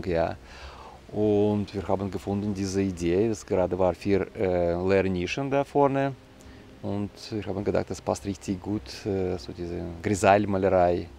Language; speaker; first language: German; non-native, fluent; Russian